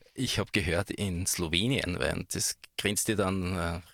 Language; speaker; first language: German; native; German